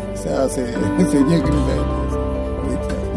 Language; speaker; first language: French; non-native, fluent; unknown